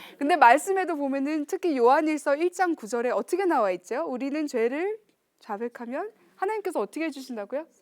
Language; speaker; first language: Korean; early bilingual, heritage; Korean